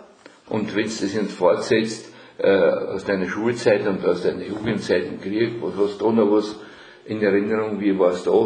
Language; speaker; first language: German; native; German